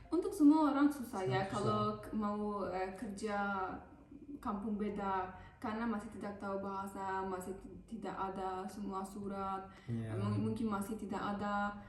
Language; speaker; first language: Indonesian; non-native, learner; Turkish